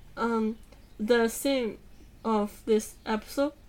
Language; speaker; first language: English; non-native, learner; Chinese